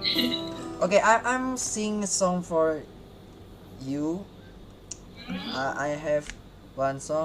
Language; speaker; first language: English; non-native, learner; Hakka Chinese